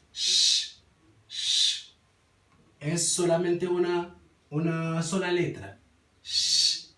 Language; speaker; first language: Spanish; non-native, learner; Haitian Creole